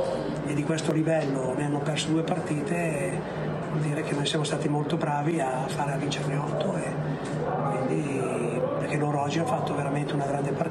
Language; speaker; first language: Italian; non-native, fluent; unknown